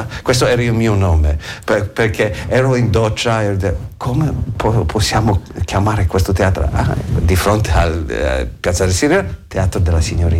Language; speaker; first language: Italian; non-native, learner; English